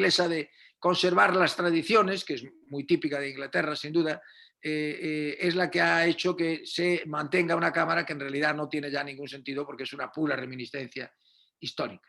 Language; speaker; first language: Spanish; native; Spanish